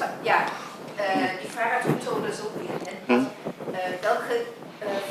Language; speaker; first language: German; non-native, learner; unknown